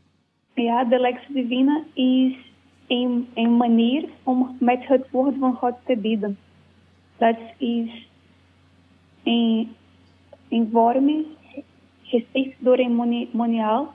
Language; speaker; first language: Dutch; non-native, learner; Portuguese